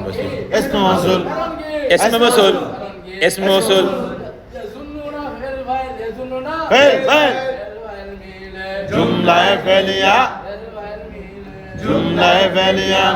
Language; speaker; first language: Arabic; non-native, learner; Bangla